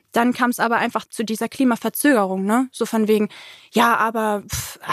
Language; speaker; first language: German; native; German